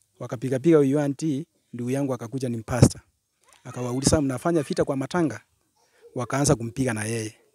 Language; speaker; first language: Swahili; non-native, local second language; Gusii